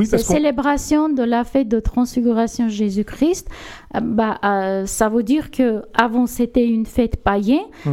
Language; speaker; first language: French; non-native, learner; Armenian